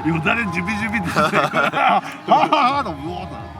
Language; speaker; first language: Japanese; native; Japanese